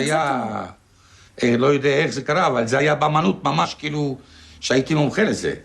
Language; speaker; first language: Hebrew; non-native, fluent; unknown